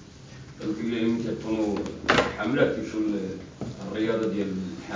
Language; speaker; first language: Dutch; non-native, learner; Arabic